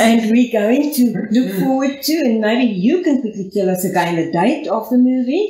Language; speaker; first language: English; non-native, local second language; Afrikaans